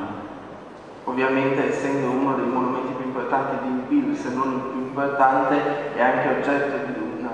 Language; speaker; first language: Italian; native; Italian